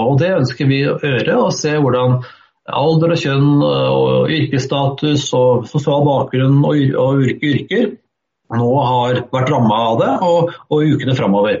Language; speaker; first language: Norwegian; native; Norwegian